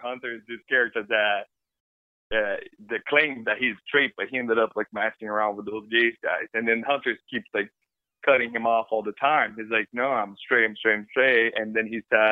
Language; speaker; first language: English; non-native, fluent; Portuguese